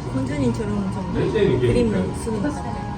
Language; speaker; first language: Korean; non-native, learner; Japanese